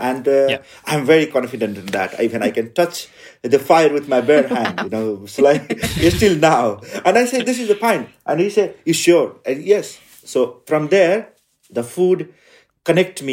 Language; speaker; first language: English; non-native, local second language; Nepali